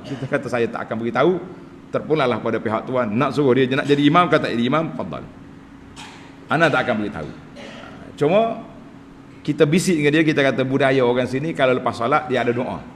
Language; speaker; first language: Malay; native; Malay